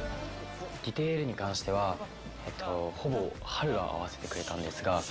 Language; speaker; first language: Japanese; native; Japanese